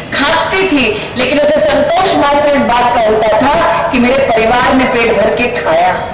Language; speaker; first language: Hindi; native; Hindi